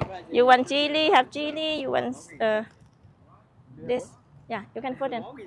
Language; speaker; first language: English; non-native, learner; Vietnamese